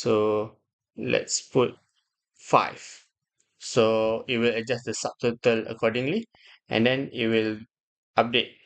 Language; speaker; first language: English; non-native, local second language; Malay